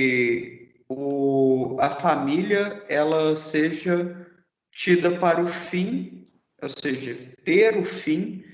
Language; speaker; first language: Portuguese; native; Portuguese